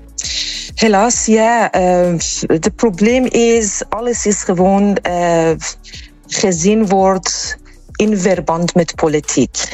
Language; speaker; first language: Dutch; non-native, learner; Persian